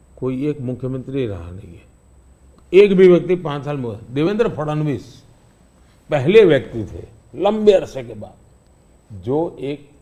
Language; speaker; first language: Hindi; non-native, local second language; Gujarati